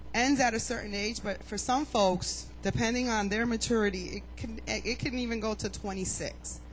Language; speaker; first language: English; early bilingual, other home language; Spanish